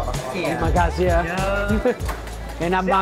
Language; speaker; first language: Indonesian; non-native, learner; Italian